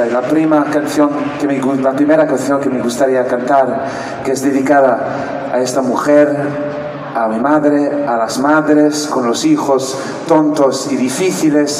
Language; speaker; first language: Spanish; non-native, fluent; French